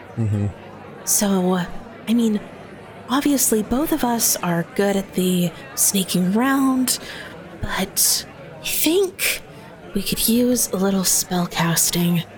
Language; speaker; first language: English; native; English